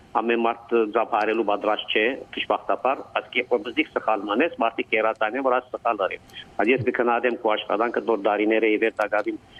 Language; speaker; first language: Armenian; early bilingual, heritage; Armenian